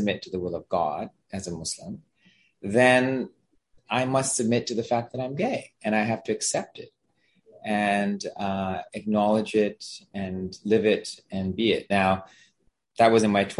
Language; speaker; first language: English; non-native, fluent; Gujarati